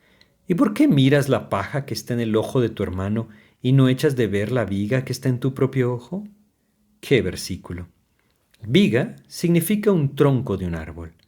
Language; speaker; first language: Spanish; native; Spanish